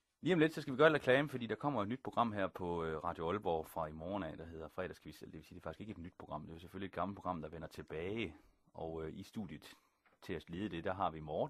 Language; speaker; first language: Danish; native; Danish